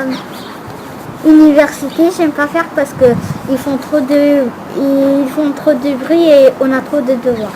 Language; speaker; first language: French; early bilingual, other home language; Albanian